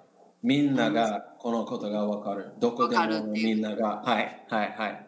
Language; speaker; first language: Japanese; non-native, learner; English